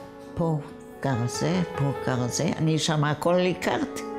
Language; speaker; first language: Hebrew; non-native, fluent; Yiddish